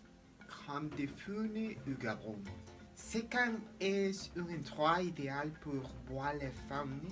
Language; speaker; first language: French; non-native, learner; Spanish